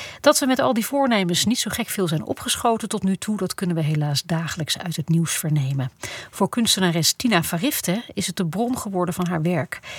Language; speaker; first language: Dutch; native; Dutch